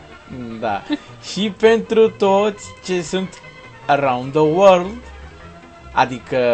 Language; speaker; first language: Romanian; non-native, learner; Portuguese